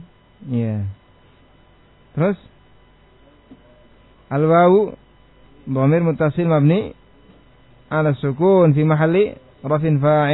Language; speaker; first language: Arabic; non-native, fluent; Indonesian